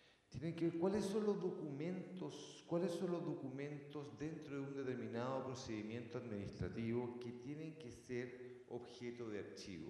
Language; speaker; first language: Spanish; native; Spanish